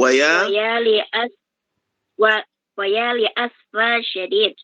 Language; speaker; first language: Arabic; non-native, learner; Indonesian